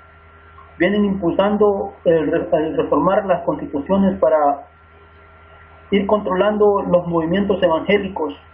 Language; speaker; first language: Spanish; native; Spanish